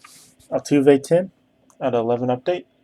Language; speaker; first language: English; native; English